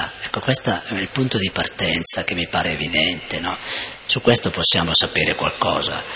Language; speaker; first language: Italian; native; Italian